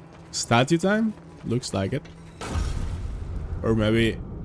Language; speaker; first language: English; non-native, fluent; Spanish